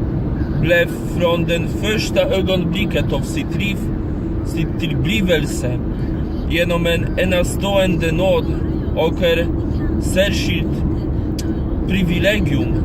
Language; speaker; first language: Swedish; non-native, learner; Polish